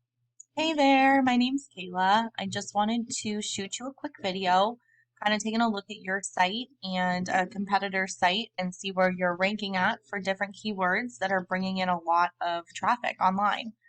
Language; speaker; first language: English; native; English